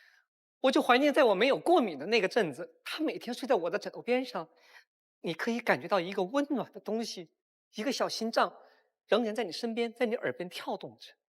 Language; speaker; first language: Chinese; native; Chinese